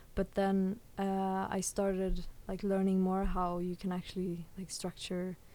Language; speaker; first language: English; early bilingual, other home language; Swedish